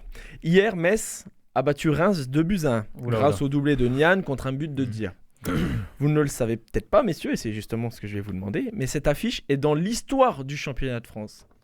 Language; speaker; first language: French; native; French